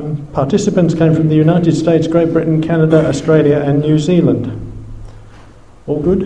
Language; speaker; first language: English; native; English